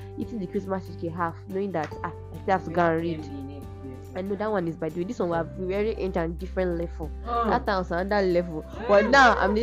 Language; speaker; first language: English; non-native, local second language; Yoruba